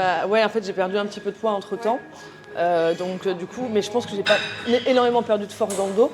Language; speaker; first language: French; native; French